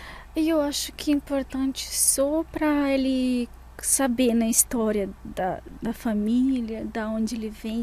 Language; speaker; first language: Portuguese; non-native, fluent; Russian